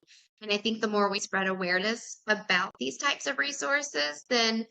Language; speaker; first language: English; native; English